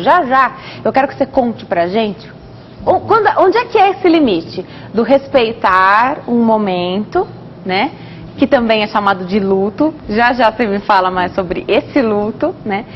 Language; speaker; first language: Portuguese; native; Portuguese